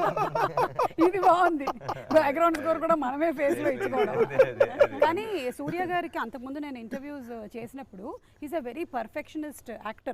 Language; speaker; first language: Telugu; native; Telugu